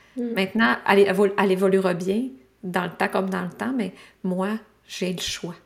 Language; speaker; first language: French; native; French